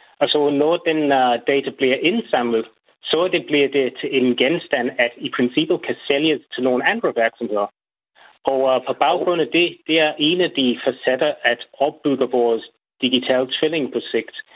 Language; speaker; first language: Danish; non-native, fluent; English